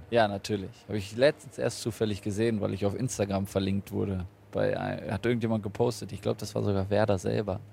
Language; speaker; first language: German; native; German